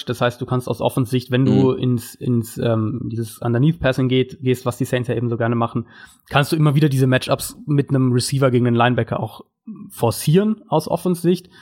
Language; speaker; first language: German; native; German